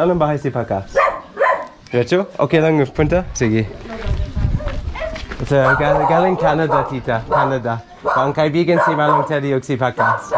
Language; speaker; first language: Filipino; non-native, learner; English